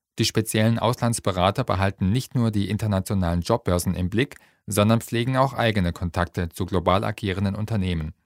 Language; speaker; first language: German; native; German